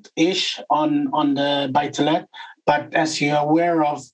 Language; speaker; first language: English; non-native, fluent; Swedish